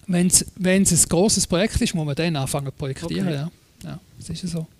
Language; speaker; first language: German; native; German